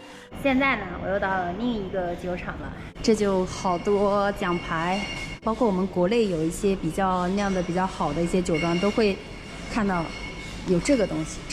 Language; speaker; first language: Chinese; native; Chinese